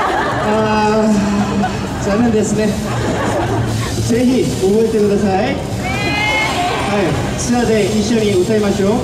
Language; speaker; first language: Japanese; non-native, learner; Korean